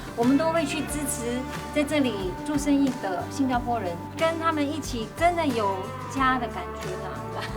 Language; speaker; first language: Chinese; native; Chinese